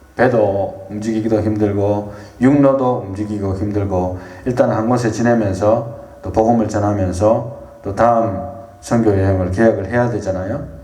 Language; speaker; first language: Korean; native; Korean